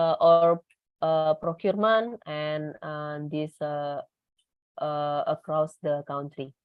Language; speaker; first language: English; non-native, learner; Indonesian